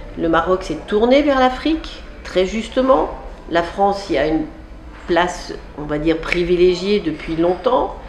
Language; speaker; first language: French; native; French